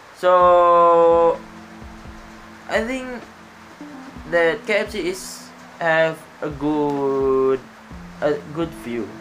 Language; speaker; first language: English; non-native, learner; Indonesian